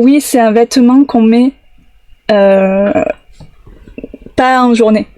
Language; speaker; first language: French; native; French